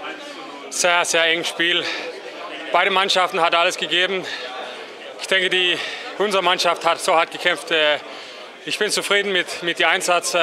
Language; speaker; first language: German; non-native, learner; Danish